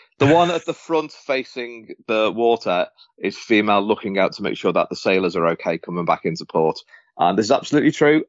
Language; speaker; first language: English; native; English